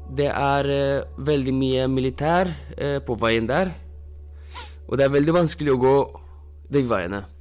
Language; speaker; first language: Norwegian; non-native, fluent; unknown